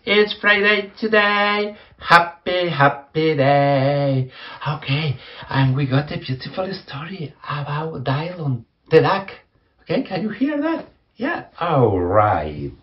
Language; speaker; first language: English; non-native, fluent; Spanish